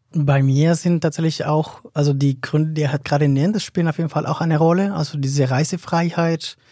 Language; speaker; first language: German; non-native, fluent; Spanish